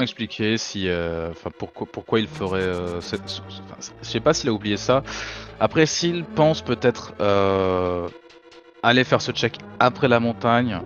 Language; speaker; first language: French; native; French